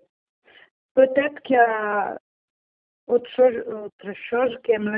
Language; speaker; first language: French; non-native, learner; Portuguese